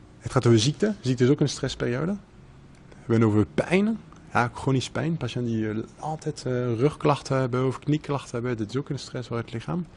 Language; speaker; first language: Dutch; non-native, fluent; French